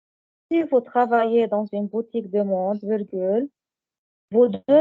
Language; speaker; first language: French; non-native, learner; Arabic